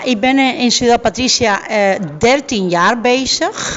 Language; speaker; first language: Dutch; non-native, fluent; Spanish